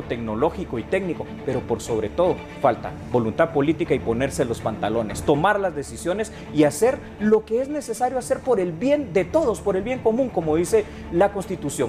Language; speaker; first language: Spanish; native; Spanish